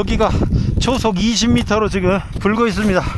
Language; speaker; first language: Korean; native; Korean